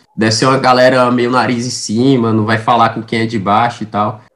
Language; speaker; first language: Portuguese; native; Portuguese